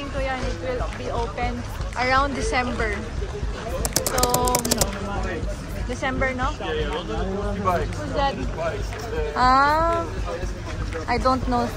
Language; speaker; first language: English; non-native, local second language; Filipino